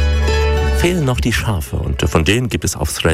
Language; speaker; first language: German; native; German